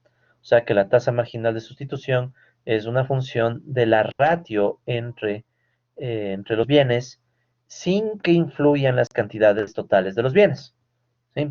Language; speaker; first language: Spanish; native; Spanish